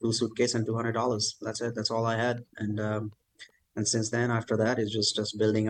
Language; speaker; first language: English; non-native, local second language; Bangla